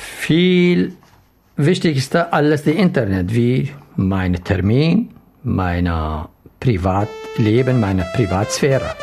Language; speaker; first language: German; non-native, learner; Arabic